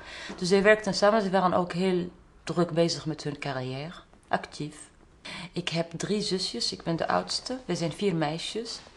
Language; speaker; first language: Dutch; non-native, fluent; Arabic